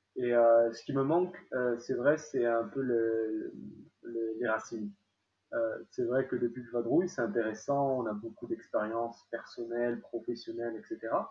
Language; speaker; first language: French; native; French